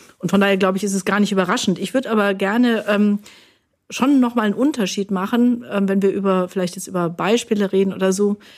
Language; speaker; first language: German; native; German